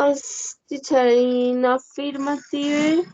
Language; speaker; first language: English; non-native, learner; Spanish